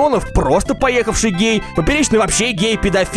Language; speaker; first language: Russian; native; Russian